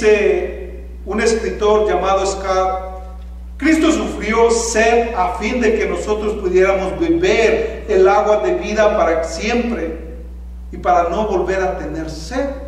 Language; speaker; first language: Spanish; native; Spanish